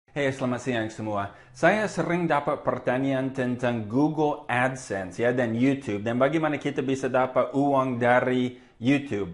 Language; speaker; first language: Indonesian; non-native, fluent; English